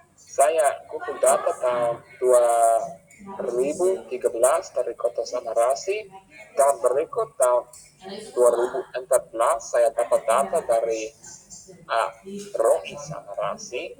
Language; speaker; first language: Indonesian; non-native, fluent; English